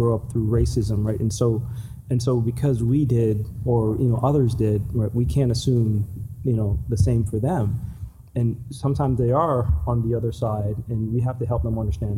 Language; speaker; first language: English; native; English